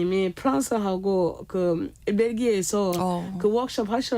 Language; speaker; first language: Korean; non-native, fluent; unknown